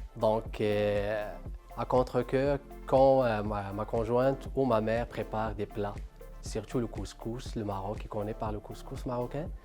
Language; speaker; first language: French; non-native, local second language; Arabic